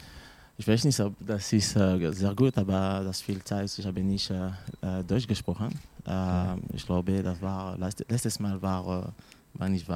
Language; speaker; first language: German; non-native, learner; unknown